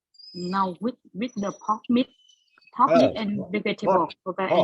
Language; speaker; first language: English; non-native, learner; Vietnamese